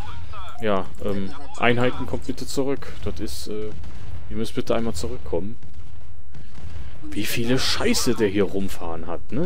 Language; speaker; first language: German; native; German